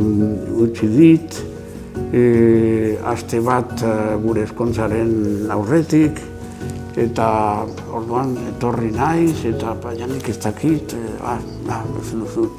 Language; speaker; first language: Basque; non-native, local second language; Spanish